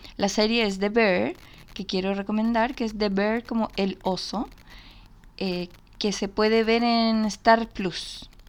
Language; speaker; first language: Spanish; native; Spanish